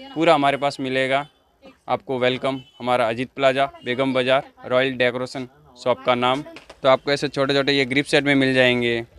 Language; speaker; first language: Hindi; non-native, local second language; Urdu